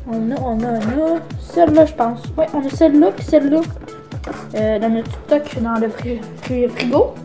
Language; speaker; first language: French; native; French